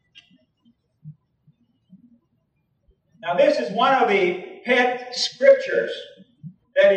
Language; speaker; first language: English; early bilingual, other home language; Spanish